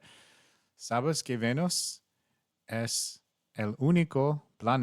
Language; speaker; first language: Spanish; non-native, learner; English